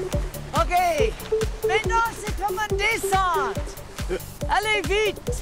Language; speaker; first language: French; non-native, fluent; English